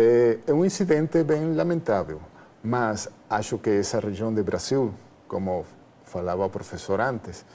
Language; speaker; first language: Portuguese; non-native, fluent; Spanish